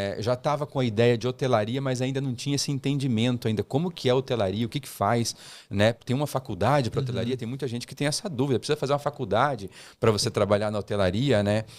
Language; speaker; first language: Portuguese; early bilingual, heritage; Portuguese